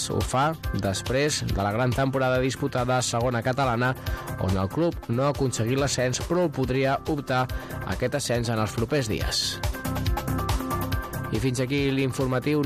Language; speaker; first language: Catalan; native; Catalan